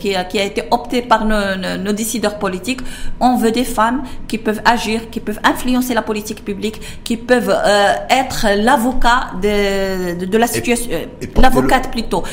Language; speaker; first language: French; non-native, local second language; Arabic